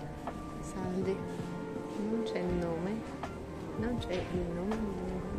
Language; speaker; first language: Italian; non-native, learner; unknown